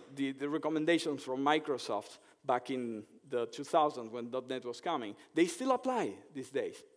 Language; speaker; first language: English; non-native, fluent; Spanish